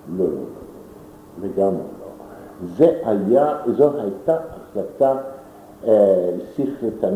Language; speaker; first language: Hebrew; non-native, fluent; German